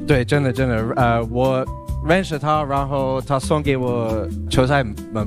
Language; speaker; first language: Chinese; non-native, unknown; English